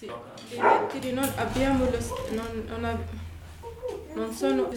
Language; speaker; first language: Italian; non-native, learner; Arabic